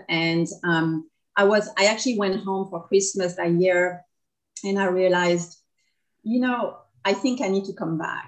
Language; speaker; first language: English; non-native, fluent; French